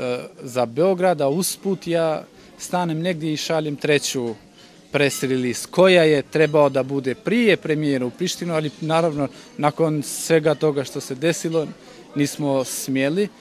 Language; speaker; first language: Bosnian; non-native, local second language; Albanian